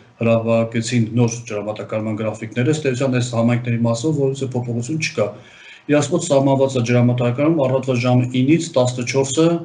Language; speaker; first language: Armenian; native; Armenian